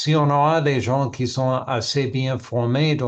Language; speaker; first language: French; non-native, learner; English